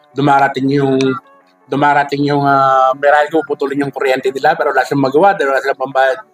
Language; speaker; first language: Filipino; non-native, local second language; Iloko